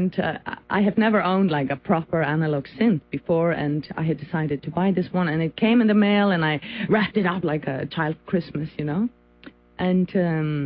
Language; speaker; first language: English; non-native, fluent; Faroese